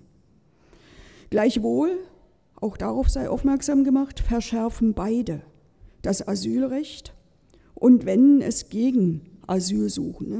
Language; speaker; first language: German; native; German